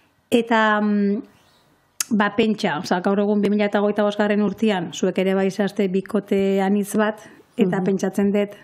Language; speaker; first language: Basque; native; Basque